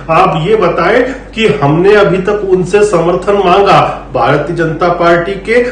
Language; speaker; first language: Hindi; native; Hindi